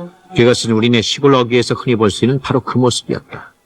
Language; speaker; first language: Korean; native; Korean